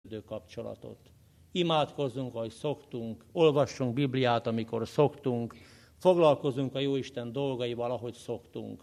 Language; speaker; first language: Hungarian; native; Hungarian